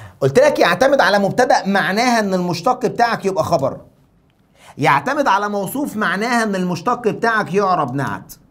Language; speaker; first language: Arabic; native; Arabic